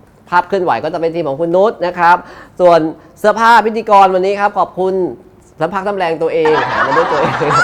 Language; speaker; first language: Thai; native; Thai